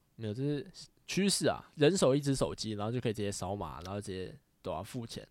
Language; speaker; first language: Chinese; native; Chinese